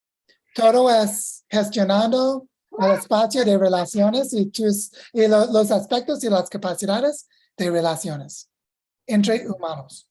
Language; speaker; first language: Spanish; non-native, fluent; English